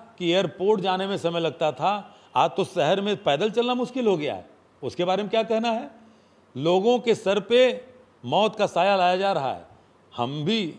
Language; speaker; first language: Hindi; native; Hindi